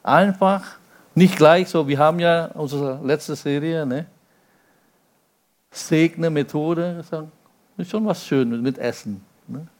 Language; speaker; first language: German; non-native, fluent; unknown